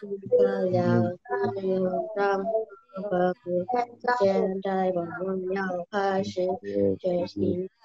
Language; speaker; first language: Chinese; non-native, learner; Indonesian